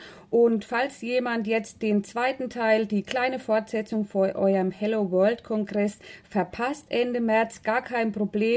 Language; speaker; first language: German; native; German